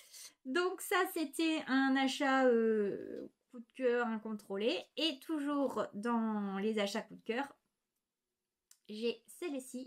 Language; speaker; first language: French; native; French